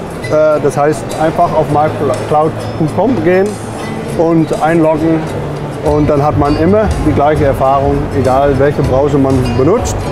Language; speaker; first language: German; non-native, fluent; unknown